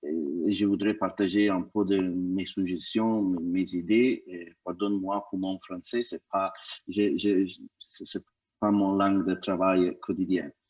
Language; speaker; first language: French; non-native, fluent; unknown